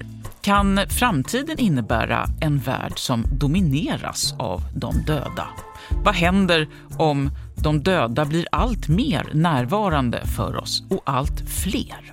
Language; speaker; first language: Swedish; native; Swedish